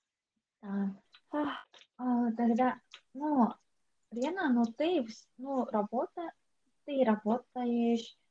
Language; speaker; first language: Russian; non-native, learner; Korean